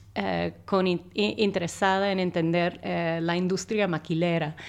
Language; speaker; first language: Spanish; non-native, fluent; English